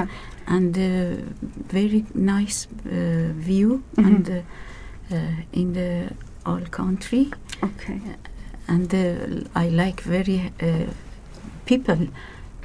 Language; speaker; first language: English; non-native, learner; Persian